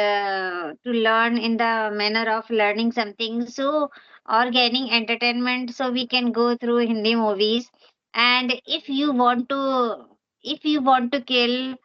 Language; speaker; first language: English; non-native, local second language; Hindi